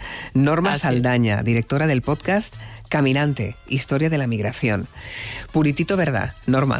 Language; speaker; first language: Spanish; native; Spanish